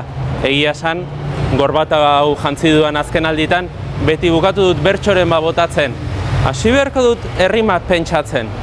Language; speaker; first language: Basque; native; Basque